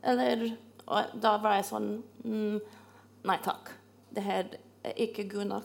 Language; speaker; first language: Norwegian; non-native, fluent; English